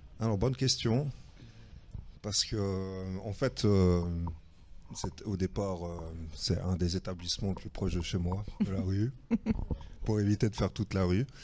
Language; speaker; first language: French; native; French